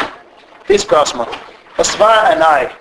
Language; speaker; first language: Danish; non-native, fluent; Arabic